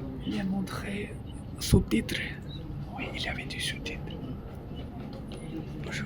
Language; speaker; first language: French; non-native, learner; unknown